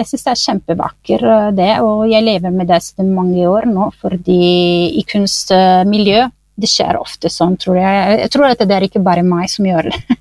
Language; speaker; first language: Norwegian; non-native, fluent; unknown